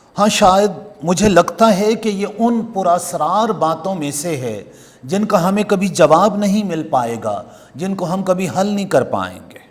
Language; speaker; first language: Urdu; non-native, local second language; Punjabi